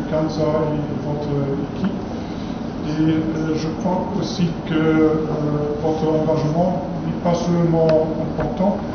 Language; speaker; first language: French; non-native, fluent; German